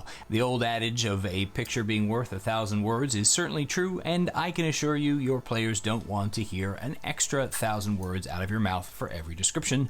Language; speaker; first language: English; native; English